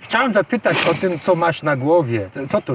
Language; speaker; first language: Polish; non-native, fluent; English